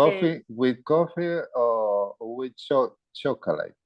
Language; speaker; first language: English; non-native, learner; Spanish